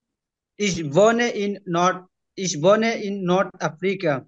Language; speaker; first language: German; non-native, learner; Bangla